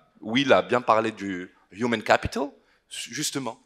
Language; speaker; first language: French; non-native, local second language; Arabic